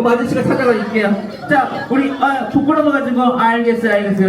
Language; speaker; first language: Korean; native; Korean